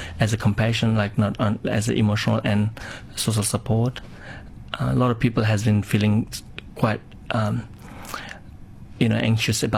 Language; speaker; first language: English; non-native, local second language; Nepali